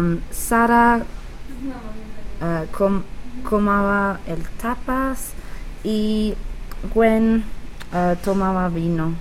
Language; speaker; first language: Spanish; non-native, learner; English